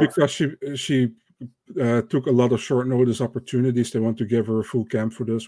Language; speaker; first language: English; non-native, fluent; Dutch